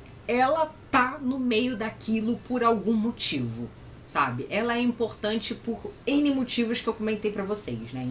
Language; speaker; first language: Portuguese; native; Portuguese